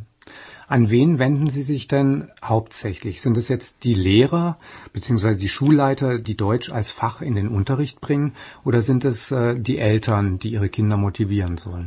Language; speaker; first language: German; native; German